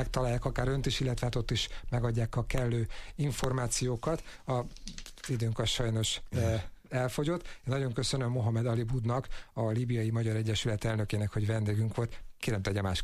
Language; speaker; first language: Hungarian; native; Hungarian